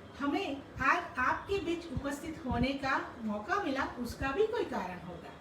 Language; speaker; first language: Hindi; non-native, local second language; Gujarati